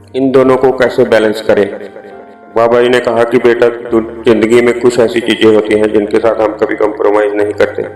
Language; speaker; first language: Hindi; native; Hindi